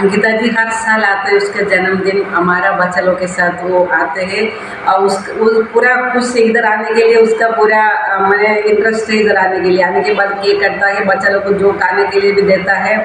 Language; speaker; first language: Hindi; non-native, local second language; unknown